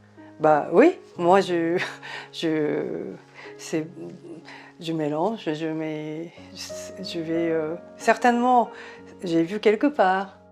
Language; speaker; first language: French; non-native, fluent; Japanese